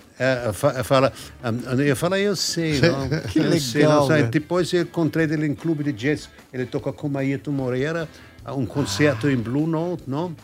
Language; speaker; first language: Portuguese; non-native, learner; German